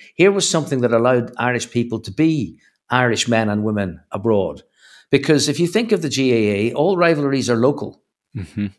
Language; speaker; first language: English; native; English